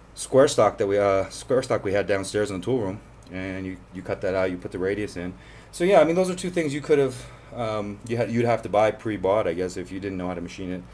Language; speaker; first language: English; native; English